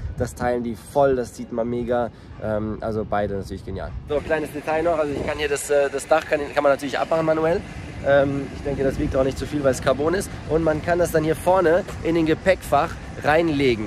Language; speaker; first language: German; early bilingual, heritage; German